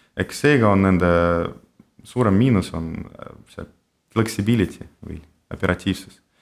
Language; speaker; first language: Estonian; non-native, local second language; Russian